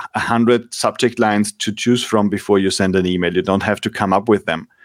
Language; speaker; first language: English; non-native, fluent; German